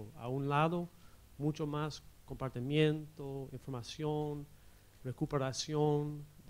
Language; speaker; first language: Spanish; non-native, fluent; English